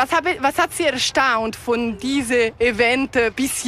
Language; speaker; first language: German; non-native, local second language; Italian